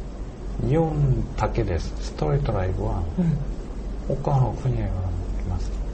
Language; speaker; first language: Japanese; non-native, learner; Korean